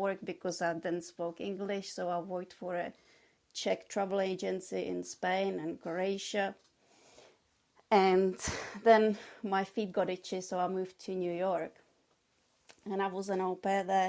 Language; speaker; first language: English; non-native, fluent; Czech